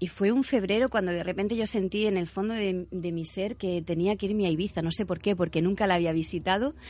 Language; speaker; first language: Spanish; native; Spanish